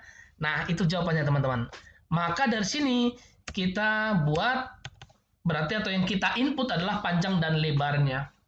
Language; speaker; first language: Indonesian; native; Indonesian